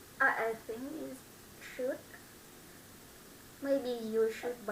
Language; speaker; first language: English; non-native, learner; Vietnamese